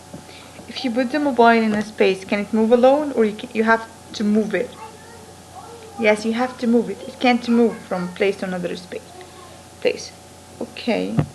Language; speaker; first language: English; non-native, fluent; Arabic